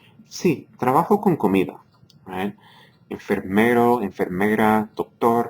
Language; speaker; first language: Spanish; non-native, fluent; English